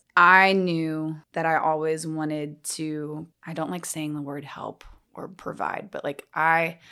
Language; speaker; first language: English; native; English